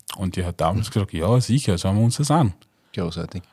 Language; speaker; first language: German; non-native, fluent; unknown